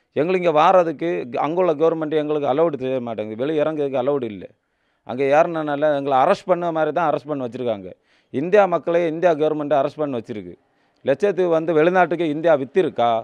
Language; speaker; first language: Tamil; native; Tamil